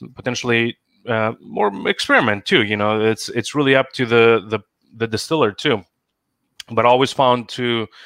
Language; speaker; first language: English; non-native, fluent; Greek